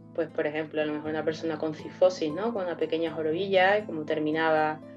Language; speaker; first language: Spanish; native; Spanish